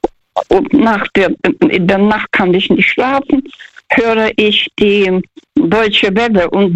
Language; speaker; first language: German; early bilingual, heritage; German